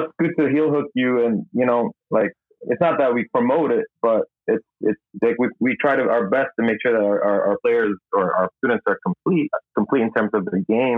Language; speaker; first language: English; non-native, local second language; Cebuano